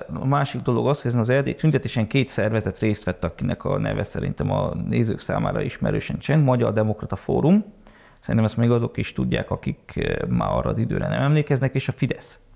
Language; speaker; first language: Hungarian; early bilingual, heritage; Hungarian